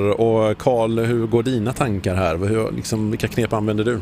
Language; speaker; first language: Swedish; native; Swedish